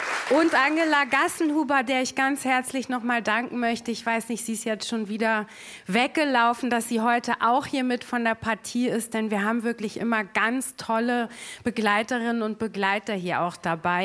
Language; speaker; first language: German; native; German